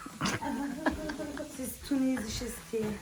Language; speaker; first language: German; early bilingual, other home language; Turkish